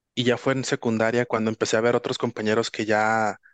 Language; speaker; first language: Spanish; native; Spanish